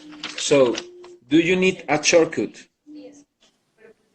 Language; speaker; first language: English; non-native, learner; Spanish